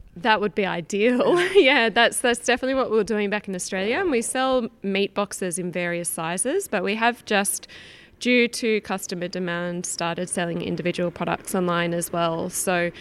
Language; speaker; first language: English; native; English